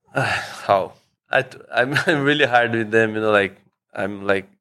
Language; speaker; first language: English; non-native, learner; Portuguese